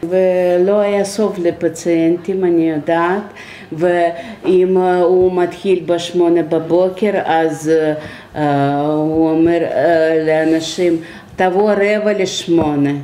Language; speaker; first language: Hebrew; non-native, fluent; Russian